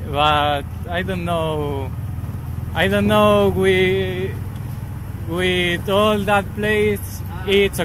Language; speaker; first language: English; non-native, learner; Spanish